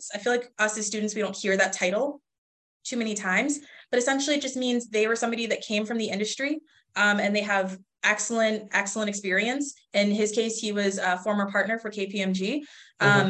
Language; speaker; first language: English; native; English